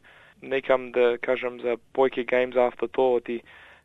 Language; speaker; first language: Macedonian; early bilingual, heritage; Macedonian